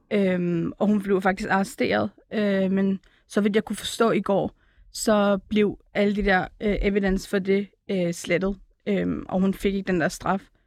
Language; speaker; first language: Danish; early bilingual, other home language; Turkish